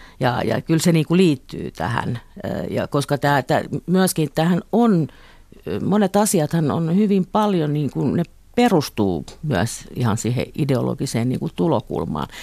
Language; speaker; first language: Finnish; native; Finnish